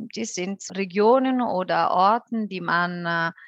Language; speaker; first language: German; non-native, fluent; Italian